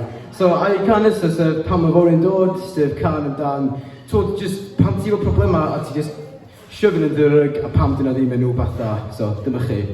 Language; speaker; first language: Welsh; native; Welsh